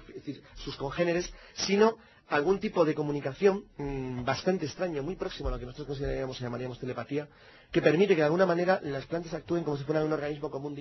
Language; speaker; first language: Spanish; native; Spanish